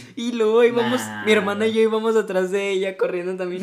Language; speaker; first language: Spanish; native; Spanish